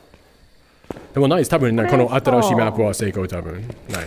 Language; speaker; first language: Japanese; non-native, learner; English